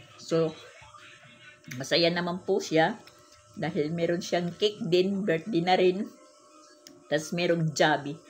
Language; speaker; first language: Filipino; non-native, local second language; Waray